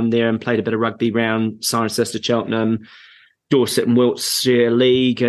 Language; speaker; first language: English; native; English